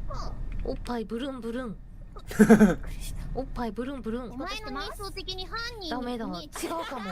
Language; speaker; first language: Japanese; native; Japanese